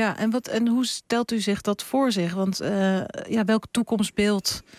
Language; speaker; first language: Dutch; native; Dutch